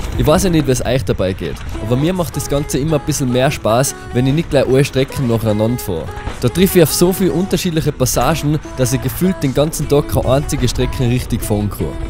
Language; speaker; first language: German; native; German